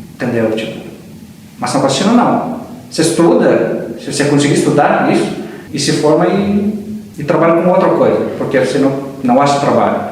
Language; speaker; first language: Portuguese; early bilingual, heritage; Arabic